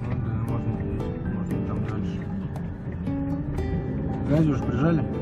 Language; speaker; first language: Russian; native; Russian